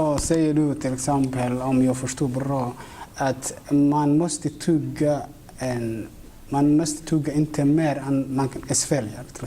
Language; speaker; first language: Swedish; non-native, learner; Somali